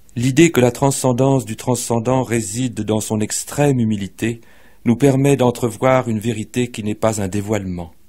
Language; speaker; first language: French; native; French